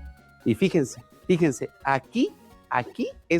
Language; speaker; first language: Spanish; native; Spanish